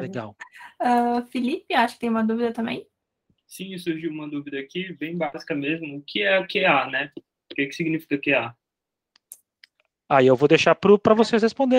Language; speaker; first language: Portuguese; native; Portuguese